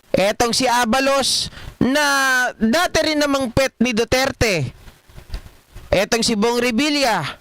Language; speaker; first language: Filipino; native; Filipino